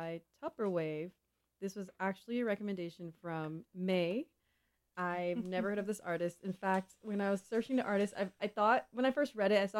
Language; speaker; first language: English; non-native, local second language; Igbo